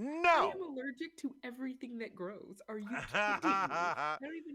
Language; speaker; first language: English; native; English